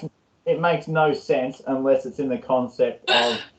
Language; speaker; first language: English; non-native, learner; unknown